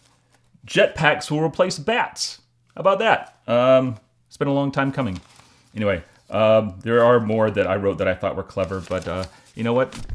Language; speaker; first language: English; native; English